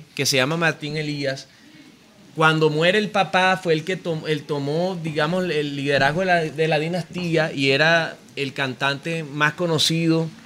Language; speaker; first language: Spanish; native; Spanish